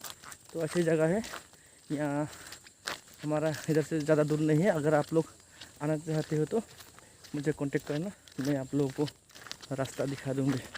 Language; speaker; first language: Hindi; non-native, local second language; Nepali